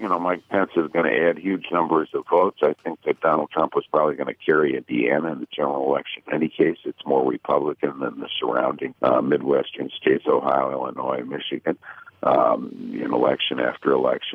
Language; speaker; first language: English; native; English